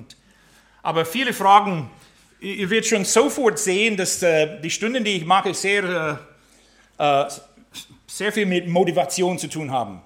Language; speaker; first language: German; non-native, fluent; English